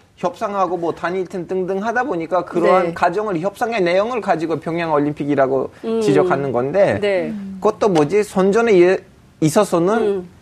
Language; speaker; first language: Korean; non-native, fluent; Turkish